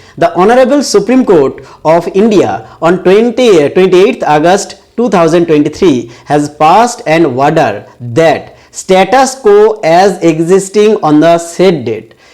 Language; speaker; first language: English; non-native, local second language; Bangla